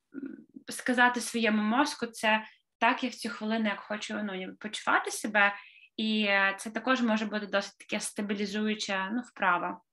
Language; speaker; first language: Ukrainian; native; Ukrainian